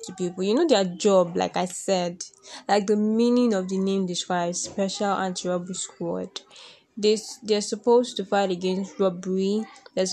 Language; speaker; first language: English; non-native, local second language; Yoruba